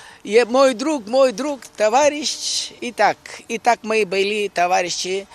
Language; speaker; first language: Russian; non-native, learner; Bulgarian